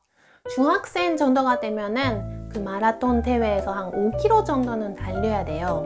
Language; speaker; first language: Korean; non-native, fluent; Japanese